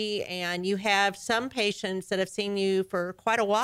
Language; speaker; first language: English; native; English